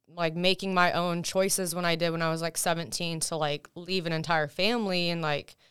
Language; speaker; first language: English; early bilingual, other home language; Russian